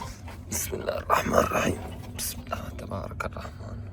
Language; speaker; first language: Arabic; native; Arabic